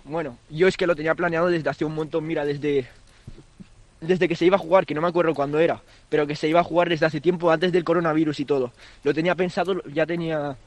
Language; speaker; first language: Spanish; early bilingual, other home language; French